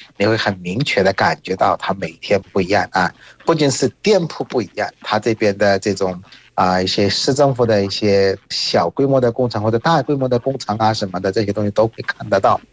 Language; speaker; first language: Chinese; non-native, fluent; Bangla